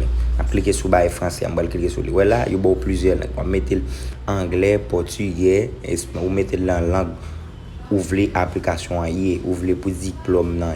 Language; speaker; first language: French; non-native, local second language; Haitian Creole